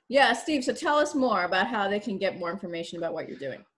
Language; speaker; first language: English; native; English